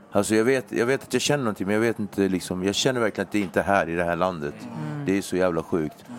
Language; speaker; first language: Swedish; native; Swedish